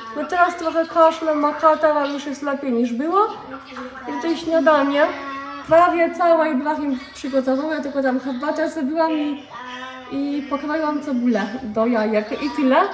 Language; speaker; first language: Polish; native; Polish